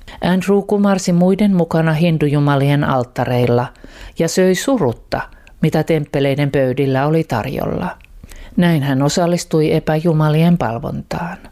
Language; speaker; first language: Finnish; native; Finnish